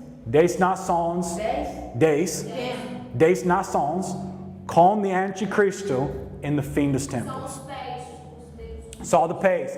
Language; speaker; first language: Portuguese; non-native, learner; English